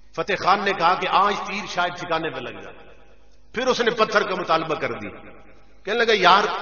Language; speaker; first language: Urdu; native; Urdu